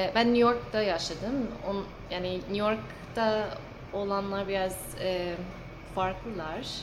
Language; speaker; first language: Turkish; early bilingual, heritage; English